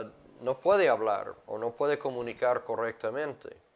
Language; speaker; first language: Spanish; non-native, fluent; English